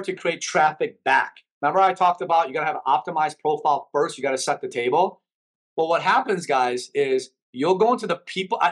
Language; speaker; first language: English; early bilingual, other home language; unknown